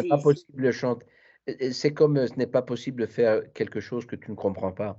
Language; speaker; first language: French; non-native, fluent; Italian